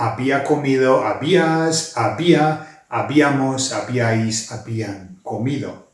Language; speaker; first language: Spanish; non-native, fluent; English